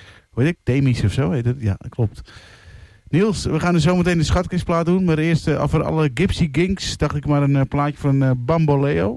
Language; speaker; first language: Dutch; native; Dutch